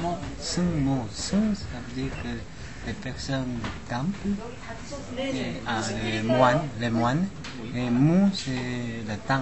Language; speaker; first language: French; non-native, learner; Korean